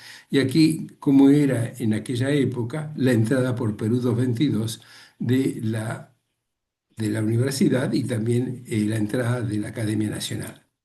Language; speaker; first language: Spanish; native; Spanish